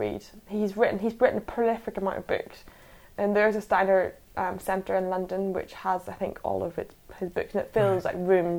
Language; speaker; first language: English; native; English